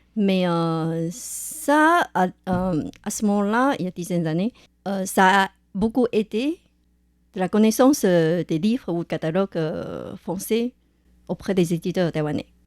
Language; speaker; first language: French; non-native, fluent; Chinese